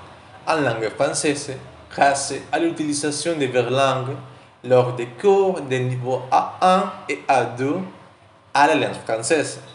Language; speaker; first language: French; non-native, learner; Spanish